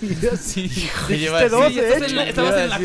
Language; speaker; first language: Spanish; native; Spanish